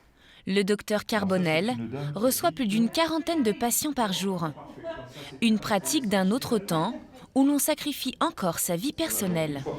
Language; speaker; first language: French; native; French